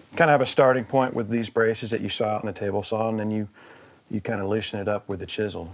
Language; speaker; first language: English; native; English